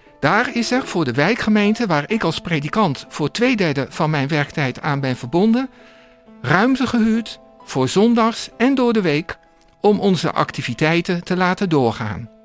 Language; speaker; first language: Dutch; native; Dutch